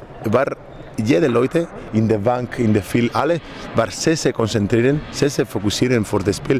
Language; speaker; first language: German; non-native, learner; Spanish